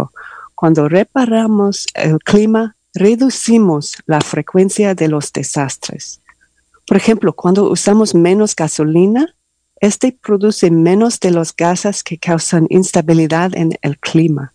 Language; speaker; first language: Spanish; non-native, learner; English